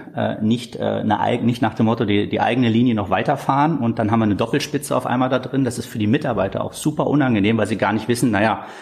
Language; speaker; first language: German; native; German